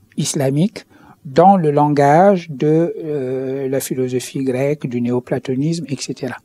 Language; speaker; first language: French; non-native, local second language; Wolof